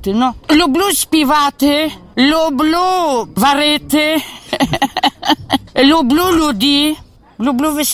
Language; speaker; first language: Polish; non-native, local second language; Ukrainian